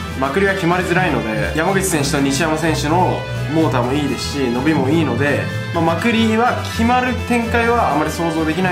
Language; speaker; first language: Japanese; native; Japanese